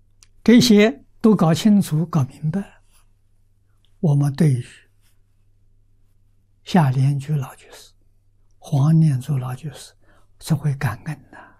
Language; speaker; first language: Chinese; native; Chinese